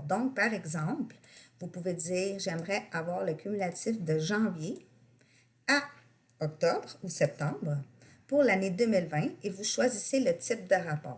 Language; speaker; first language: French; native; French